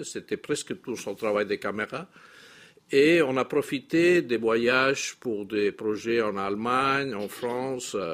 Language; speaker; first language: French; non-native, fluent; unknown